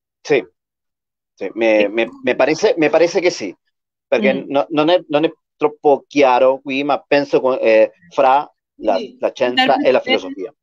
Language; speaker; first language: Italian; non-native, learner; Spanish